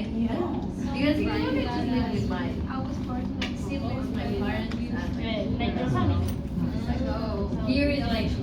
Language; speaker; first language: English; non-native, learner; Spanish